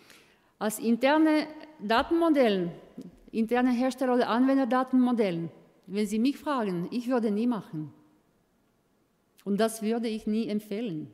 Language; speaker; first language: German; non-native, fluent; Croatian